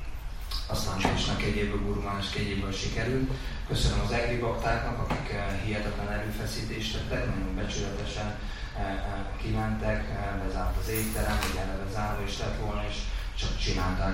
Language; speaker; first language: Hungarian; native; Hungarian